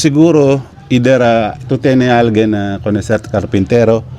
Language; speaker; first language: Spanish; non-native, learner; Pampanga